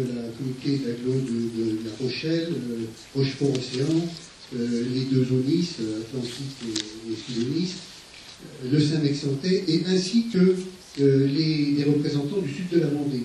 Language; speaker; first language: French; native; French